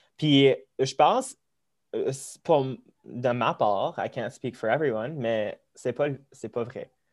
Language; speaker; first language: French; early bilingual, other home language; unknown